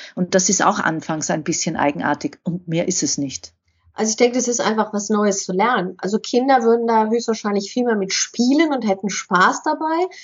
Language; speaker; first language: German; native; German